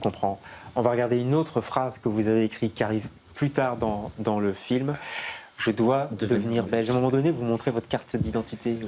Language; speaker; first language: French; native; French